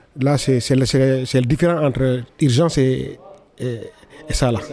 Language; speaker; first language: French; non-native, local second language; Fula